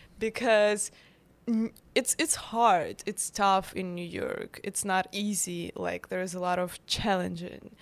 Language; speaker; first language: English; non-native, fluent; Russian